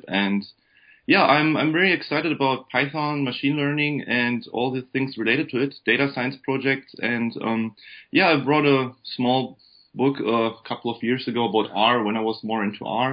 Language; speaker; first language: English; non-native, fluent; German